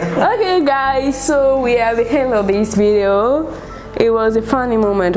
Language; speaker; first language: English; non-native, local second language; French